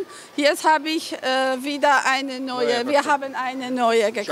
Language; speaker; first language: German; non-native, learner; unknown